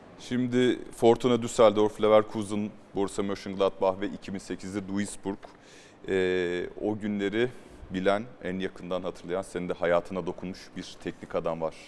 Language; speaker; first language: Turkish; native; Turkish